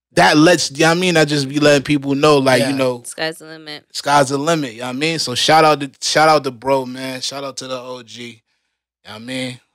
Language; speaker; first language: English; native; English